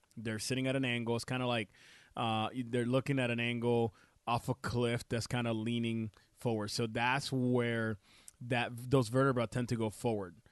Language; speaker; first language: English; non-native, fluent; Spanish